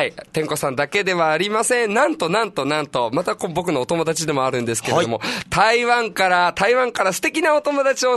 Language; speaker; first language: Japanese; native; Japanese